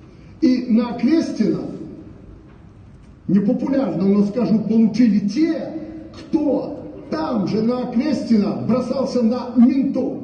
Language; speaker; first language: Russian; native; Russian